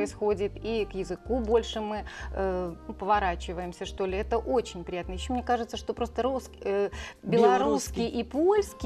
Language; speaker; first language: Russian; native; Russian